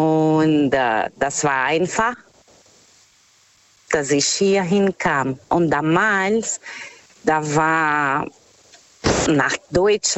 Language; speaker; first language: German; non-native, learner; Portuguese